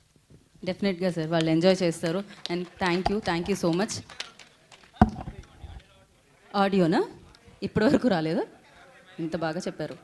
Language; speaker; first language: Telugu; native; Telugu